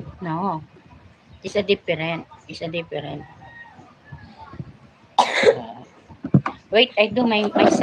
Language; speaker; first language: English; non-native, learner; Filipino